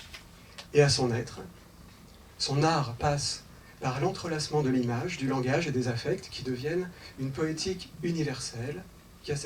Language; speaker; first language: French; native; French